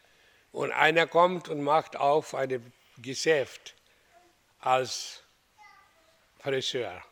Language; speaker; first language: German; non-native, fluent; Hindi